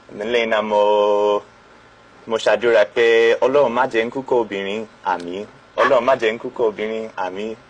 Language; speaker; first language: Yoruba; non-native, fluent; English